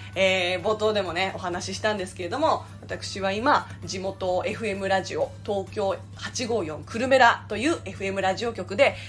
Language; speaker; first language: Japanese; native; Japanese